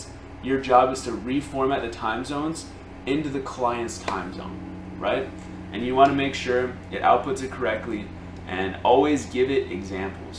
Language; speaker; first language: English; native; English